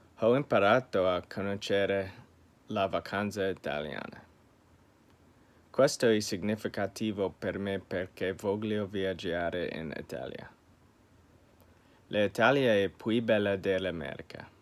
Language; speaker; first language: Italian; non-native, learner; English